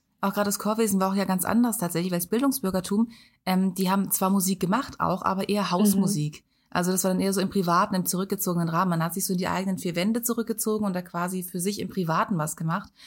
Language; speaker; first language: German; native; German